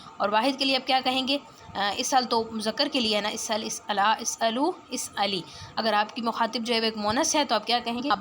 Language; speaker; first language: Urdu; non-native, local second language; Punjabi